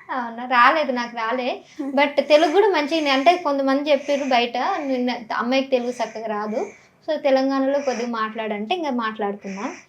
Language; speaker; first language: Telugu; native; Telugu